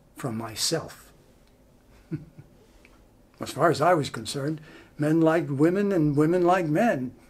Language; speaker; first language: English; native; English